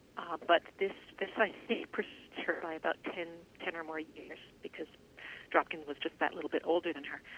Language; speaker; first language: English; native; English